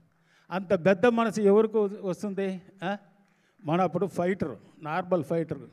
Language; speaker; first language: Telugu; non-native, learner; Tamil